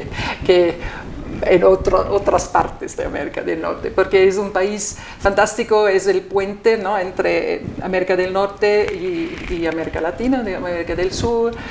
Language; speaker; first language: Spanish; non-native, fluent; German